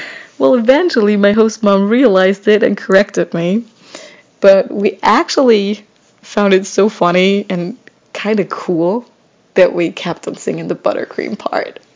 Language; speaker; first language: English; non-native, fluent; German